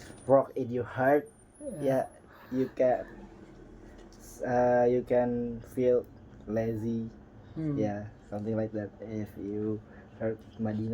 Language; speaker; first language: English; non-native, learner; Indonesian